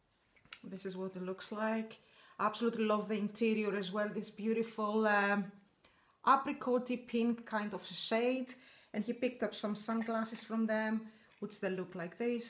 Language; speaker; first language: English; non-native, fluent; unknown